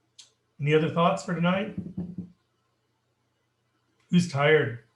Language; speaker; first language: English; native; English